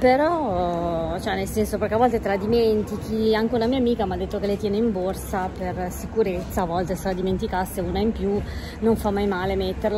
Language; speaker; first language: Italian; native; Italian